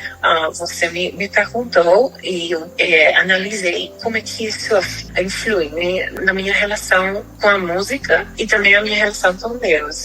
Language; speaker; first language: Portuguese; non-native, fluent; Spanish